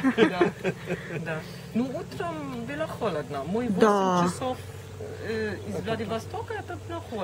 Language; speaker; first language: Russian; non-native, fluent; German